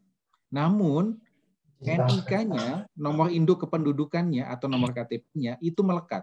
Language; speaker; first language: Indonesian; native; Indonesian